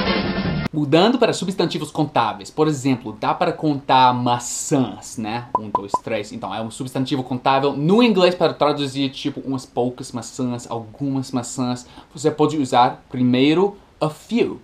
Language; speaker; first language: Portuguese; non-native, fluent; English